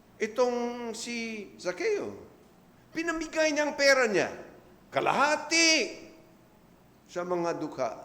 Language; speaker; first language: Filipino; non-native, fluent; English